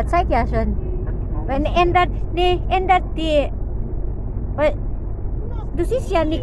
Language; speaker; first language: German; non-native, learner; Filipino